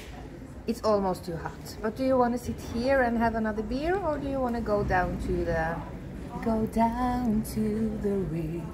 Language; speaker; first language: English; non-native, fluent; Norwegian